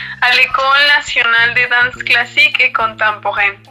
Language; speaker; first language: French; non-native, learner; Spanish